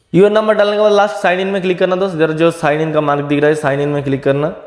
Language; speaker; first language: Hindi; non-native, local second language; Bangla